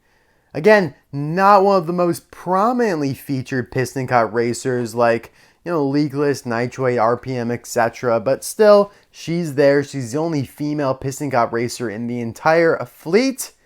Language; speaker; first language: English; native; English